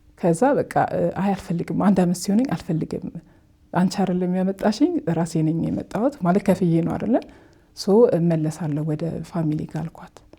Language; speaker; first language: Amharic; native; Amharic